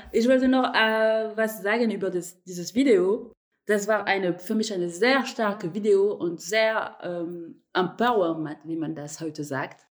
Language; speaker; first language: German; non-native, fluent; French